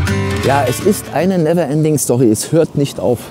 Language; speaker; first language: German; native; German